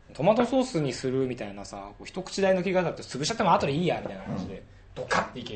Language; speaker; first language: Japanese; native; Japanese